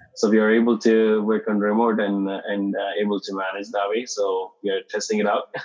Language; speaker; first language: English; non-native, local second language; Tamil